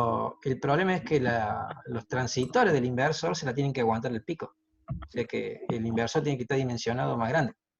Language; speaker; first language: Spanish; native; Spanish